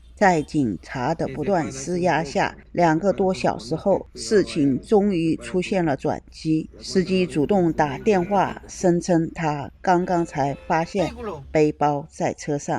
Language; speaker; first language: Chinese; native; Chinese